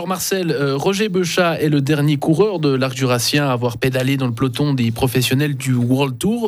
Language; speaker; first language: French; native; French